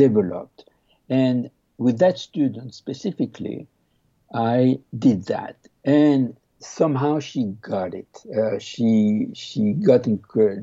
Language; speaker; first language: English; non-native, fluent; French